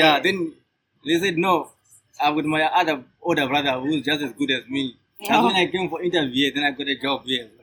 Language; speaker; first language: English; non-native, local second language; Shona